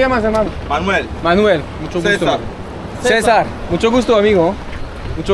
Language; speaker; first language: Spanish; non-native, learner; French